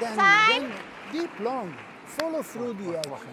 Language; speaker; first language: English; non-native, fluent; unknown